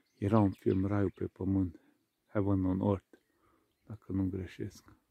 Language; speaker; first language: Romanian; non-native, local second language; Hungarian